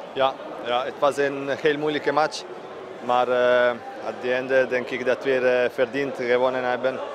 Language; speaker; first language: Dutch; non-native, fluent; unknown